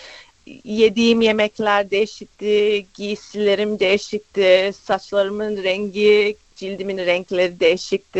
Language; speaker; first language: Turkish; early bilingual, other home language; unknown